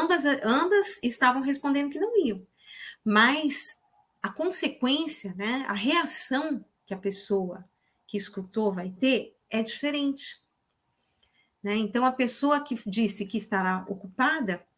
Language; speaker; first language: Portuguese; native; Portuguese